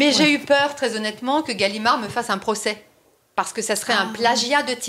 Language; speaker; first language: French; native; French